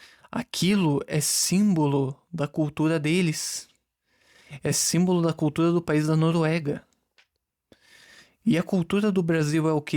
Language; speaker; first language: Portuguese; native; Portuguese